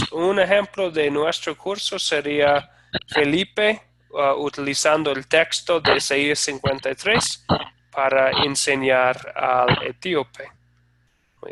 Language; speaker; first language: Spanish; non-native, fluent; English